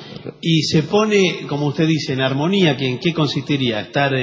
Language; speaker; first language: Spanish; native; Spanish